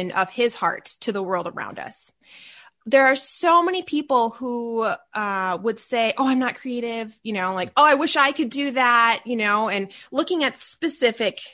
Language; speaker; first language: English; native; English